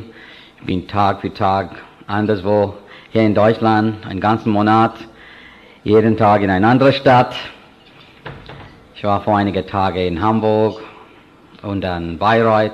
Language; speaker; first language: German; non-native, fluent; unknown